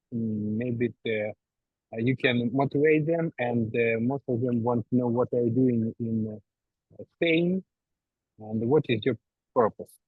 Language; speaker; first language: English; non-native, learner; Ukrainian